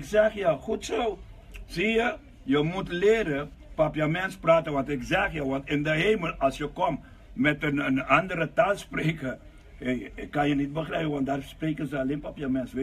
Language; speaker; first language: Dutch; non-native, local second language; Papiamento